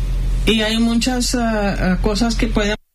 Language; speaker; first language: Spanish; early bilingual, heritage; Spanish